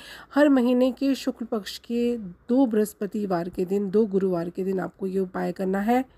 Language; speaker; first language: Hindi; native; Hindi